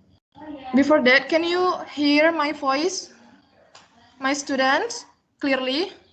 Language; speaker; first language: English; non-native, learner; Indonesian